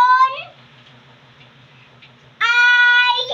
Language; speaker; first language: Filipino; non-native, local second language; Cebuano